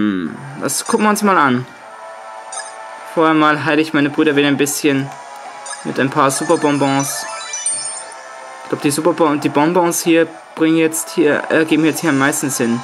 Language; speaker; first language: German; native; German